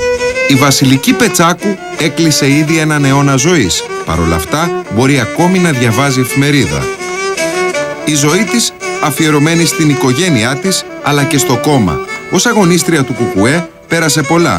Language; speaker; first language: Greek; native; Greek